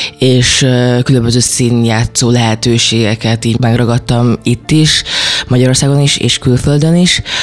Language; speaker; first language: Hungarian; early bilingual, other home language; Chinese